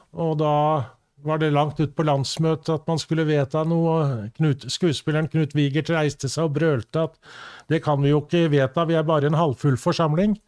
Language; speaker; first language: Norwegian; native; Norwegian